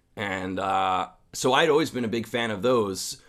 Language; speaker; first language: English; native; English